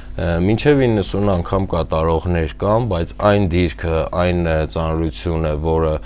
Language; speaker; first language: Armenian; native; Armenian